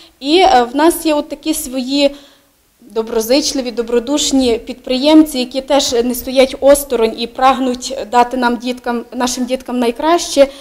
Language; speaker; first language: Ukrainian; native; Ukrainian